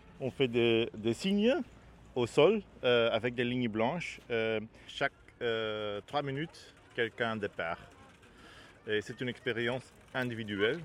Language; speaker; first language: French; non-native, learner; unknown